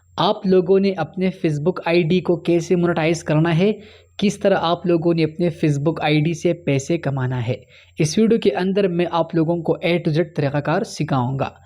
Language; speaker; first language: Urdu; non-native, local second language; Punjabi